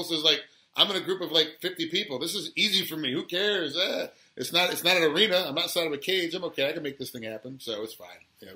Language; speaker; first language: English; native; English